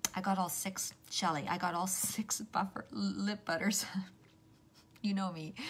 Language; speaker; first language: English; native; English